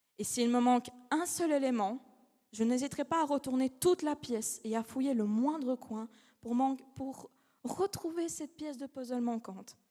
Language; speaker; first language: French; non-native, fluent; Russian